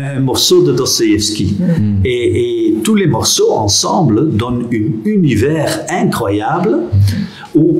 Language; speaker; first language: French; non-native, local second language; Dutch